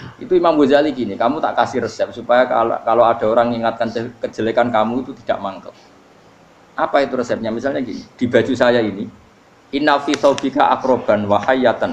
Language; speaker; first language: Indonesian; non-native, local second language; Javanese